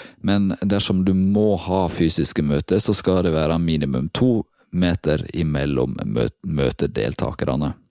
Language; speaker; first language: Norwegian; native; Norwegian